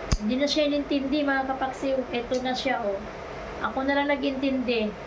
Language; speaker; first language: Filipino; native; Filipino